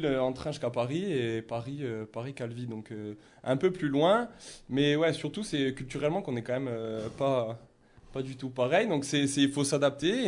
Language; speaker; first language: French; native; French